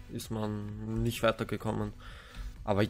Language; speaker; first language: German; native; German